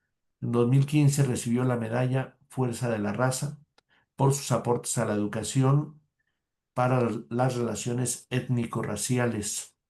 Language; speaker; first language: Spanish; native; Spanish